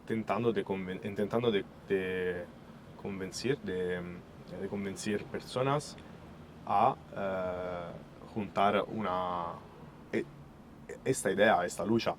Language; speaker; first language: Spanish; non-native, fluent; Italian